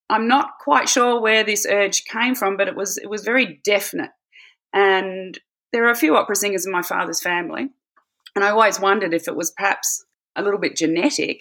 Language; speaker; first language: English; native; English